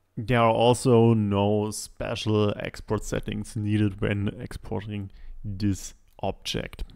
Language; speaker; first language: English; non-native, fluent; German